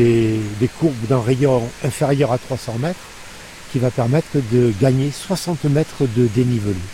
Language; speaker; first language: French; native; French